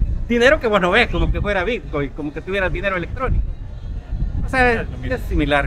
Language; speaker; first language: Spanish; native; Spanish